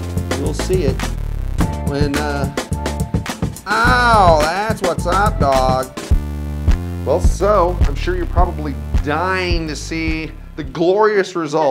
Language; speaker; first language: English; native; English